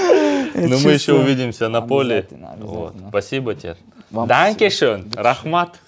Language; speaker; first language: Russian; native; Russian